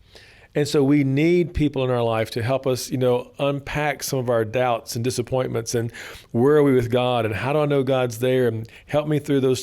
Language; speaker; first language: English; native; English